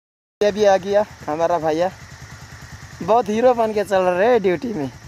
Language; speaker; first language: Hindi; non-native, learner; Nepali